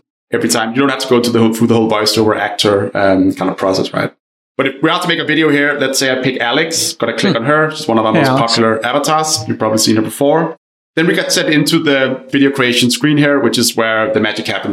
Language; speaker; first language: English; non-native, fluent; Danish